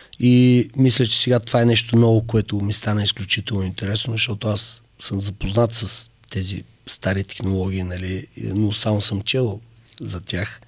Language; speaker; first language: Bulgarian; native; Bulgarian